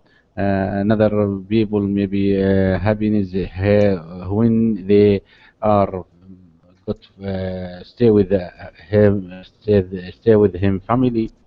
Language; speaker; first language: English; non-native, learner; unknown